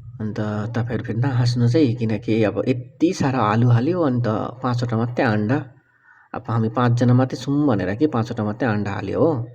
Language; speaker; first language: Nepali; non-native, learner; Bangla